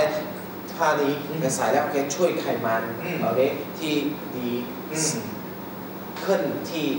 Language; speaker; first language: Thai; non-native, learner; Chinese